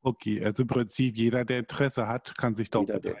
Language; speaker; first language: German; native; German